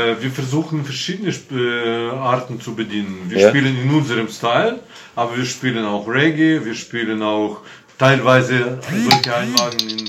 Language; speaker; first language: German; non-native, fluent; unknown